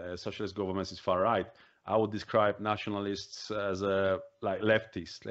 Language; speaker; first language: English; non-native, fluent; Polish